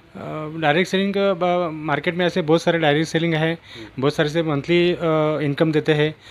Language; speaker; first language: Hindi; non-native, local second language; Marathi